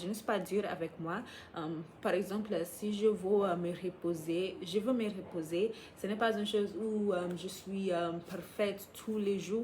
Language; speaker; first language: French; non-native, fluent; English